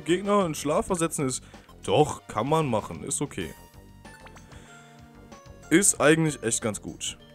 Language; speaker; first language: German; native; German